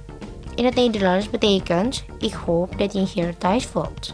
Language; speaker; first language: Dutch; non-native, learner; Indonesian